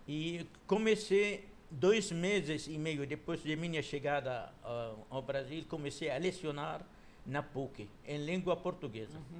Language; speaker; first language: Portuguese; non-native, fluent; Arabic